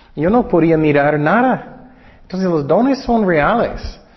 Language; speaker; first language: Spanish; non-native, fluent; English